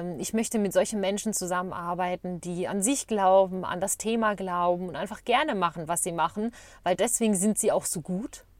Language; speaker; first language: German; early bilingual, other home language; Bosnian